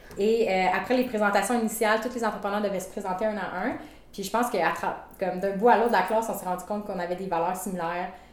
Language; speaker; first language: French; native; French